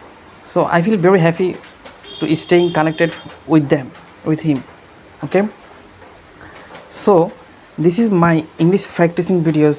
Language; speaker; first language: English; non-native, learner; Bangla